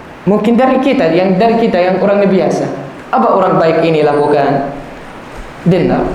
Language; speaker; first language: Indonesian; non-native, learner; Arabic